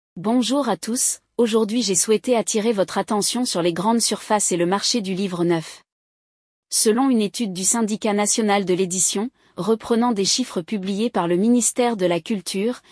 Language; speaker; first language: French; native; French